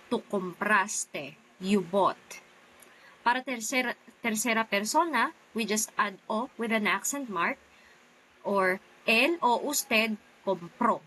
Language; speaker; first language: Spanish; non-native, fluent; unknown